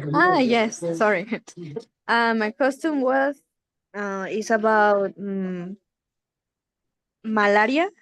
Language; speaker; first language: English; non-native, learner; Spanish